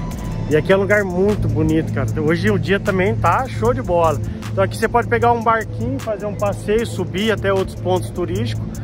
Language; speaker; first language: Portuguese; native; Portuguese